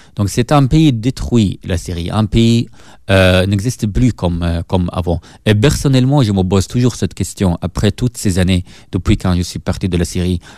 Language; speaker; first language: French; non-native, fluent; Arabic